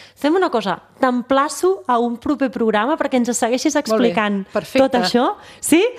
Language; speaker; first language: Catalan; native; Catalan